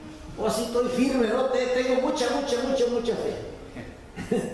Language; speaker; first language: Spanish; native; Spanish